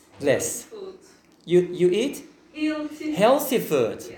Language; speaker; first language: English; non-native, fluent; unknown